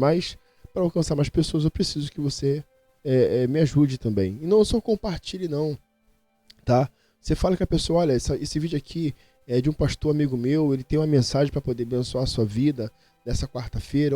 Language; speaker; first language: Portuguese; native; Portuguese